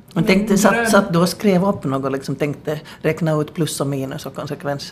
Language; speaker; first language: Swedish; native; Swedish